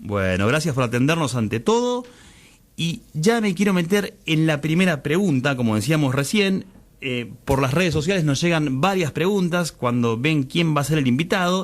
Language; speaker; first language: Spanish; native; Spanish